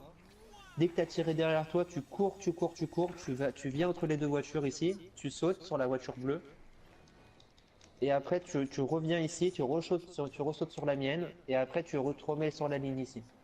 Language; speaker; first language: French; native; French